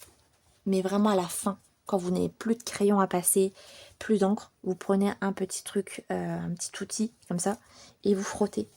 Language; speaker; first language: French; native; French